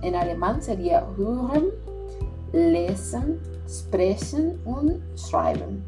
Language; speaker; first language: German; non-native, fluent; Spanish